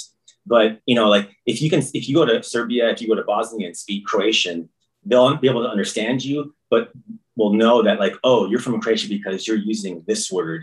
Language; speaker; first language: English; early bilingual, other home language; Croatian